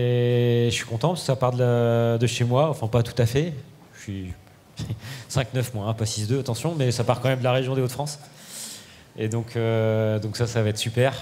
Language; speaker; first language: French; native; French